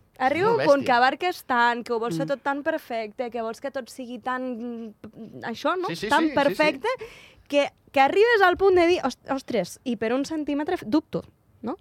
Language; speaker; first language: Catalan; native; Catalan